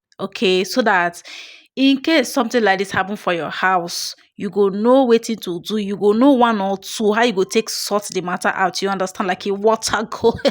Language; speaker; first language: Nigerian Pidgin; non-native, local second language; Igbo